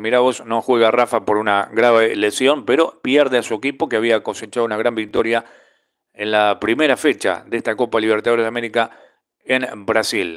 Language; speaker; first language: Spanish; native; Spanish